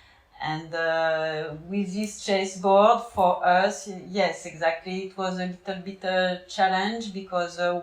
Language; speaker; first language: English; non-native, learner; French